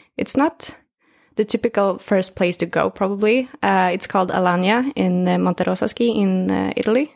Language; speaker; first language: English; non-native, fluent; Swedish